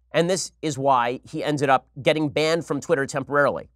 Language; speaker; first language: English; native; English